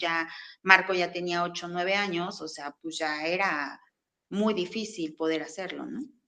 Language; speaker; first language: Spanish; native; Spanish